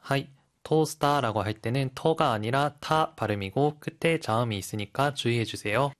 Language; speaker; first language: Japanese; non-native, fluent; Korean